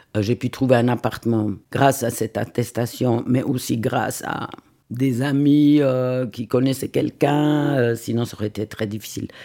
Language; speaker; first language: French; non-native, fluent; Swiss German